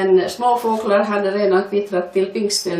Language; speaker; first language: Swedish; non-native, fluent; Finnish